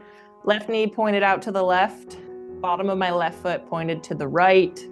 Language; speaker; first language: English; native; English